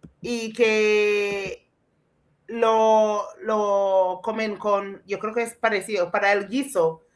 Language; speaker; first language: Spanish; non-native, fluent; English